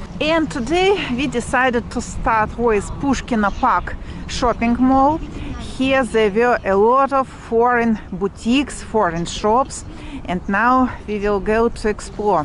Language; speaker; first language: English; non-native, fluent; Russian